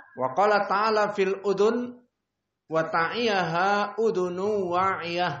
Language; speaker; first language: Arabic; non-native, fluent; Indonesian